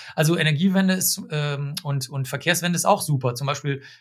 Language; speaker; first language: German; native; German